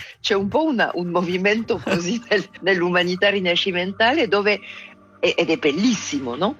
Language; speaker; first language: Italian; non-native, fluent; French